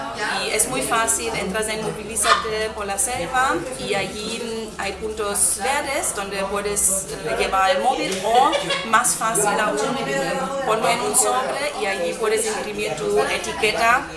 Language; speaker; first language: Spanish; non-native, fluent; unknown